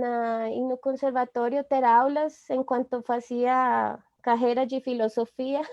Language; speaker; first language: Portuguese; non-native, fluent; Spanish